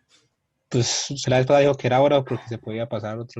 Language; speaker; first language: Spanish; native; Spanish